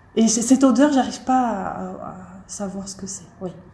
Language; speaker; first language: French; native; French